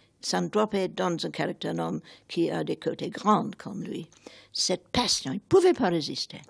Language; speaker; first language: French; non-native, fluent; English